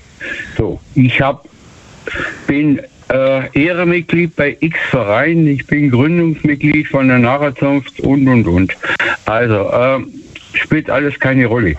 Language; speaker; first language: German; native; German